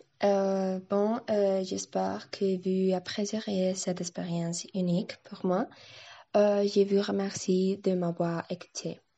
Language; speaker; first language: French; non-native, learner; Spanish